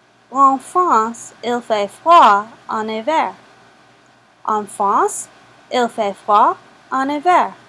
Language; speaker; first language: French; non-native, fluent; English